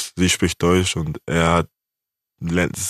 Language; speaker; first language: German; native; German